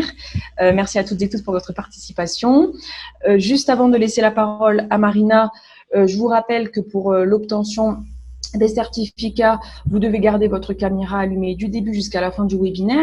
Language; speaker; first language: French; native; French